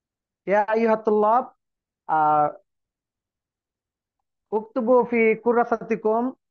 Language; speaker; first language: Arabic; non-native, learner; Bangla